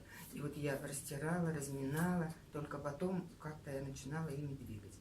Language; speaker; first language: Russian; native; Russian